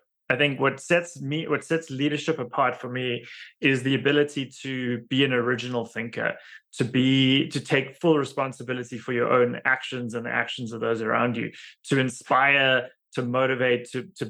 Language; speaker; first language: English; native; English